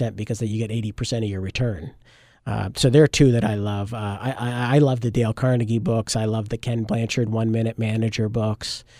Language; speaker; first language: English; native; English